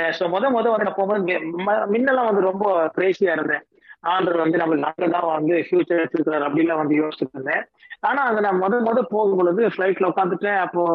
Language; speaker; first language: Tamil; native; Tamil